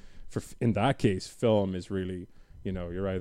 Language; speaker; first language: English; native; English